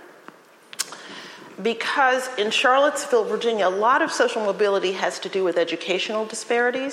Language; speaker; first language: English; native; English